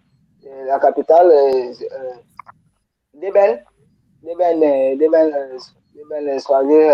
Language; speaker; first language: Spanish; non-native, learner; French